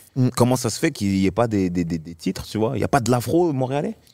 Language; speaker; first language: French; native; French